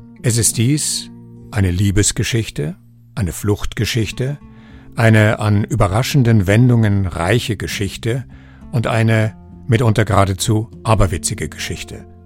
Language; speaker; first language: German; native; German